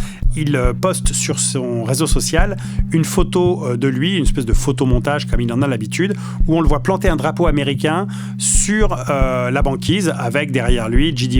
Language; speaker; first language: French; native; French